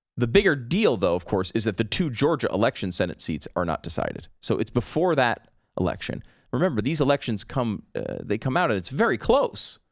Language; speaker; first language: English; native; English